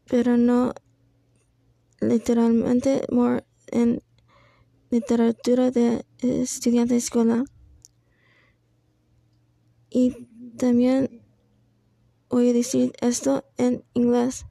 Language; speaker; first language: Spanish; non-native, learner; English